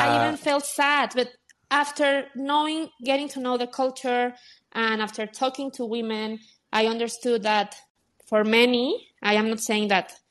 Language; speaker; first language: English; non-native, fluent; Spanish